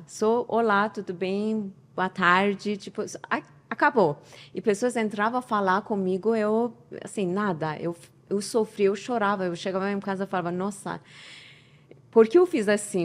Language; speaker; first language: Portuguese; non-native, learner; Persian